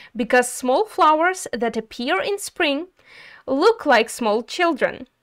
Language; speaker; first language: English; non-native, fluent; Ukrainian